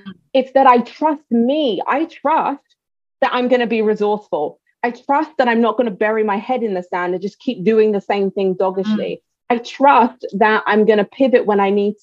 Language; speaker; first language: English; native; English